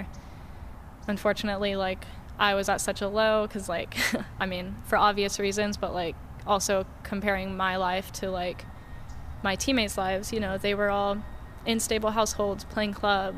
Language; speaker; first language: English; native; English